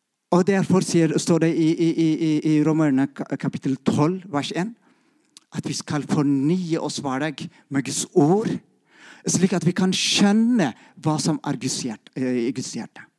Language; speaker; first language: Norwegian; non-native, fluent; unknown